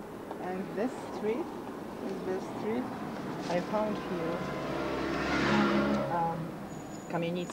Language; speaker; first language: English; non-native, learner; Polish